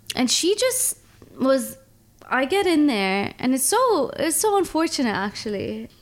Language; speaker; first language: English; early bilingual, other home language; Arabic